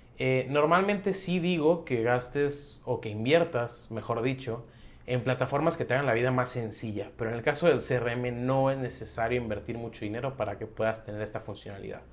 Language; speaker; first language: Spanish; native; Spanish